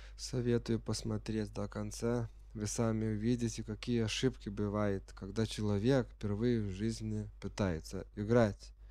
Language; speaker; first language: Russian; non-native, fluent; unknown